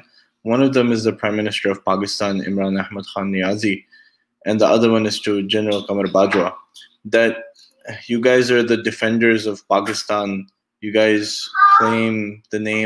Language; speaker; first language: English; native; English